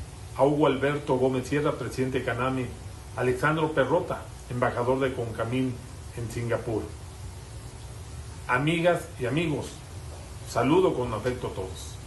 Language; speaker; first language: Spanish; native; Spanish